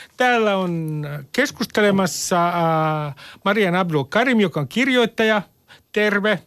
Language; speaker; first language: Finnish; native; Finnish